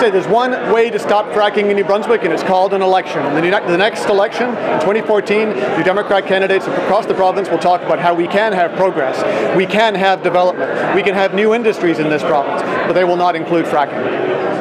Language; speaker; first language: English; native; English